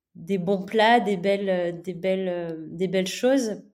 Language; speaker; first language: French; non-native, local second language; Gujarati